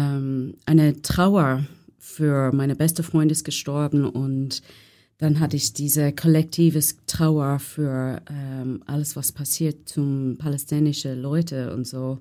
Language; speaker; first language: German; non-native, learner; English